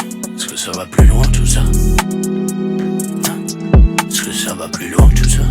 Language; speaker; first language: French; native; French